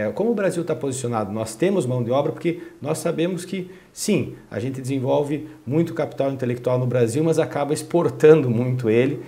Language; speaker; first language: Portuguese; native; Portuguese